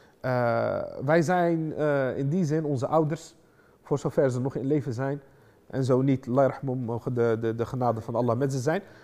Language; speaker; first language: Dutch; early bilingual, other home language; Arabic